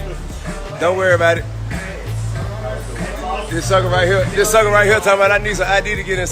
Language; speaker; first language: English; native; English